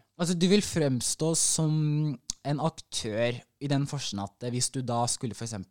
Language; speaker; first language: Norwegian; early bilingual, other home language; Somali